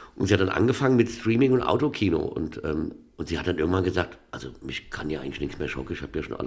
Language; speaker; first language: German; native; German